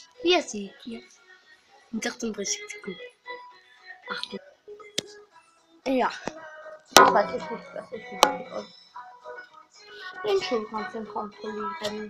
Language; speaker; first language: German; early bilingual, other home language; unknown